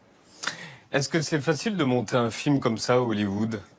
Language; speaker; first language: French; native; French